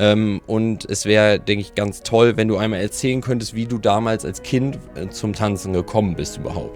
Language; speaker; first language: German; native; German